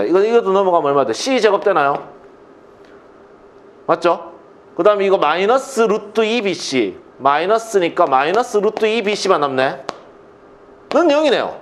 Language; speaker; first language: Korean; native; Korean